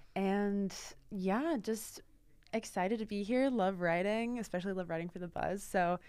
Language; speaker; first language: English; native; English